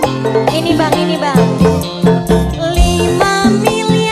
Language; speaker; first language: Indonesian; native; Indonesian